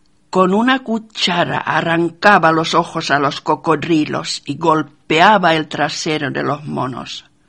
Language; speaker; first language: Spanish; non-native, fluent; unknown